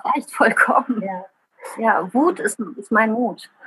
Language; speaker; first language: German; early bilingual, other home language; Italian